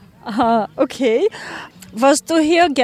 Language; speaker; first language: German; non-native, learner; Ukrainian